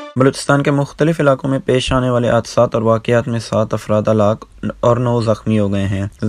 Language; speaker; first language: Urdu; non-native, local second language; Baluchi